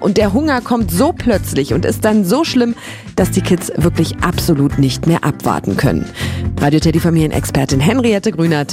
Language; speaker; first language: German; native; German